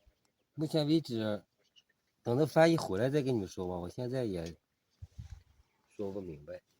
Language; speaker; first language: Chinese; native; Chinese